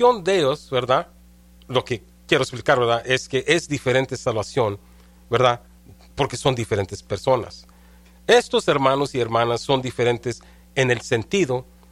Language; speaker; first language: Spanish; early bilingual, heritage; Spanish